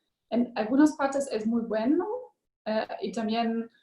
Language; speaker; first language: Spanish; non-native, learner; German